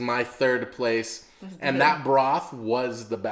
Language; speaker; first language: English; native; English